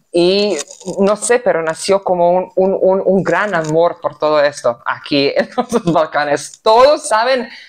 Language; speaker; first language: Spanish; non-native, fluent; Serbian